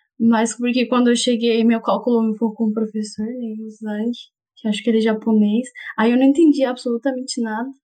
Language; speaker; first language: Portuguese; non-native, fluent; Spanish